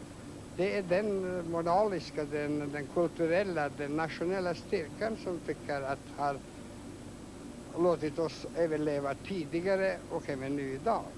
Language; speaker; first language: Swedish; non-native, fluent; Latvian